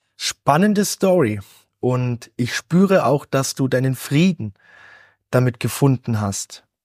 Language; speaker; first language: German; native; German